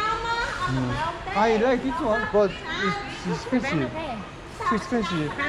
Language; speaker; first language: English; non-native, learner; Korean